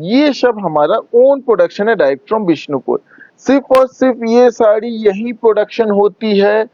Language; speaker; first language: Hindi; non-native, local second language; Bangla